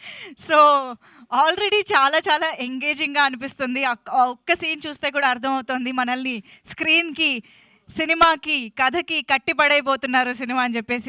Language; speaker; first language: Telugu; native; Telugu